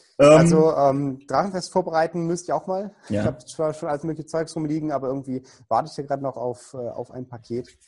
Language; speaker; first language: German; native; German